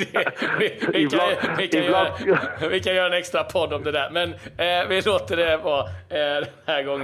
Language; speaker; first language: Swedish; native; Swedish